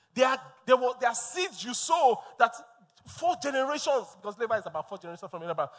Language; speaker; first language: English; non-native, local second language; Yoruba